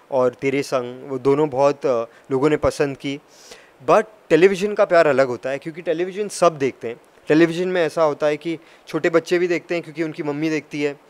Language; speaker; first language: Hindi; native; Hindi